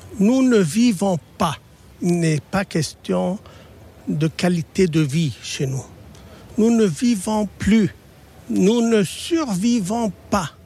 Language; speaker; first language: French; non-native, local second language; Arabic